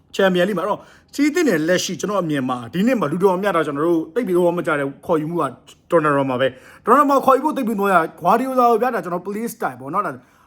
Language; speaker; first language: Burmese; native; Burmese